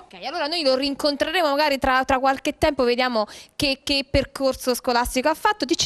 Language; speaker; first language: Italian; native; Italian